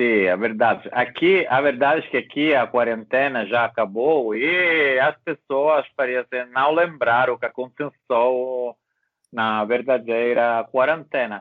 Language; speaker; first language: Portuguese; non-native, learner; Italian